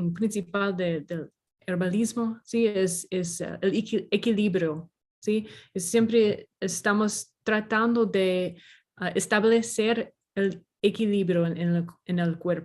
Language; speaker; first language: Spanish; non-native, learner; English